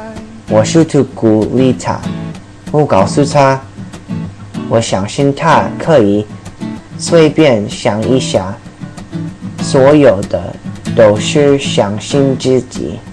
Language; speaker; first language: Chinese; non-native, learner; English